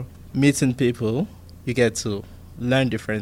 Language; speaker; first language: English; non-native, local second language; Igbo